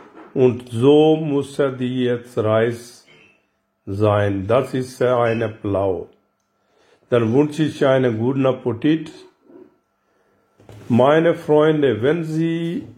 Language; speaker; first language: German; non-native, learner; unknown